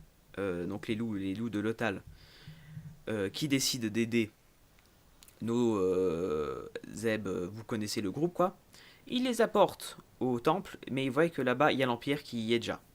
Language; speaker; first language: French; native; French